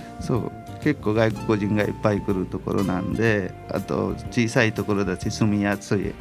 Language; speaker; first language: Japanese; non-native, fluent; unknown